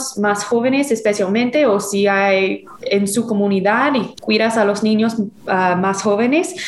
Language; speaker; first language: Spanish; non-native, fluent; English